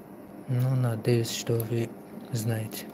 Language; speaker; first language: Russian; non-native, local second language; Tajik